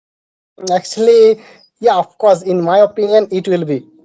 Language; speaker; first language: English; non-native, learner; Bangla